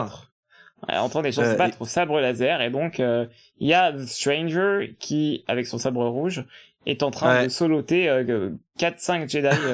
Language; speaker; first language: French; native; French